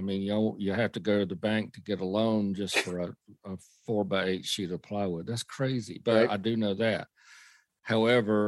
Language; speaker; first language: English; native; English